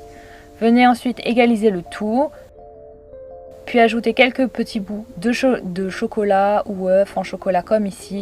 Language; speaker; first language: French; native; French